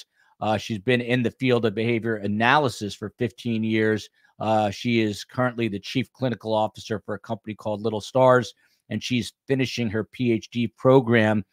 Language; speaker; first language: English; native; English